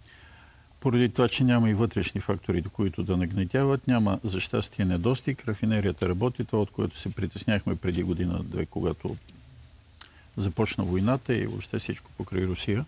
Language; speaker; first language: Bulgarian; native; Bulgarian